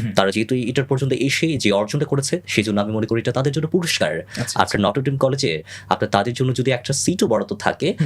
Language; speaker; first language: Bangla; non-native, local second language; Chakma